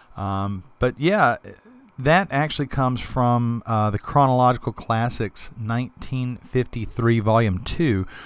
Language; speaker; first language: English; native; English